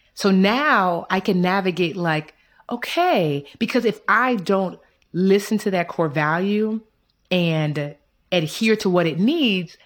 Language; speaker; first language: English; early bilingual, other home language; Yoruba